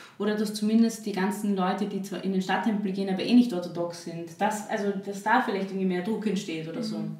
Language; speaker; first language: German; native; German